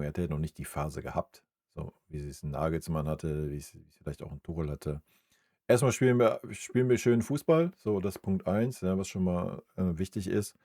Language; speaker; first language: German; native; German